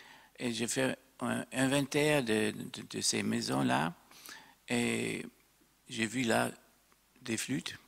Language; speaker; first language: French; non-native, fluent; German